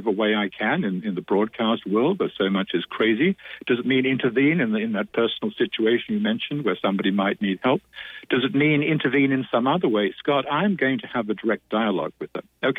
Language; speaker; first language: English; native; English